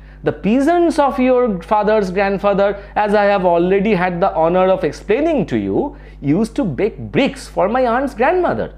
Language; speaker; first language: English; non-native, local second language; Bangla